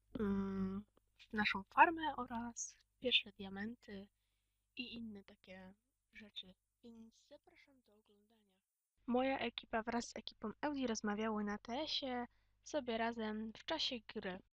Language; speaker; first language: Polish; native; Polish